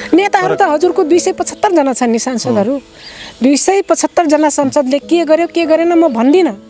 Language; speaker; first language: Nepali; non-native, local second language; Dangaura Tharu